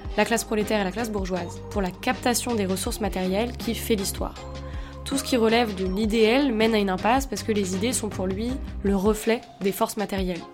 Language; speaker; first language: French; native; French